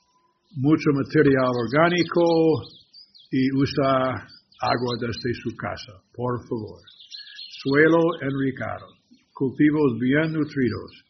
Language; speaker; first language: Spanish; non-native, learner; English